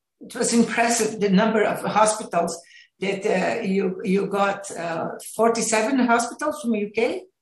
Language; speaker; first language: English; non-native, fluent; Portuguese